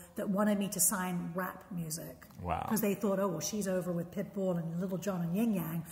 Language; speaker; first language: English; native; English